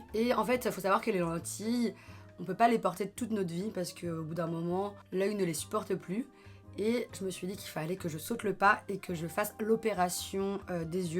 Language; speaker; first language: French; native; French